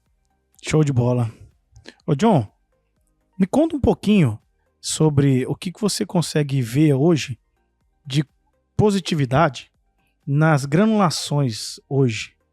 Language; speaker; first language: Portuguese; native; Portuguese